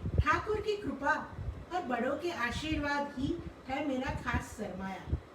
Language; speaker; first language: Hindi; non-native, local second language; Gujarati